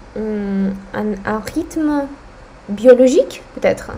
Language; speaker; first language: French; non-native, fluent; Russian